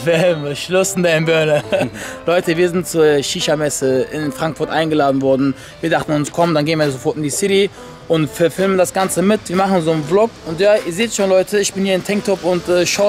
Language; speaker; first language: German; native; German